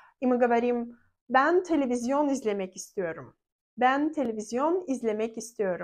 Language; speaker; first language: Turkish; non-native, fluent; Russian